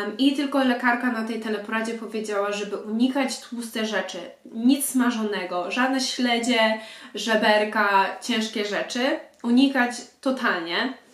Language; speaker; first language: Polish; early bilingual, heritage; Polish